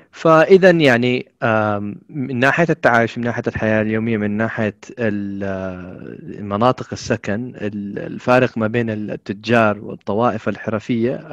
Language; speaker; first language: Arabic; native; Arabic